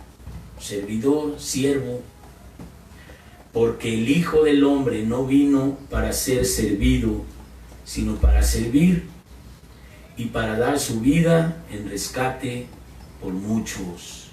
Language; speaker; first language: Spanish; native; Spanish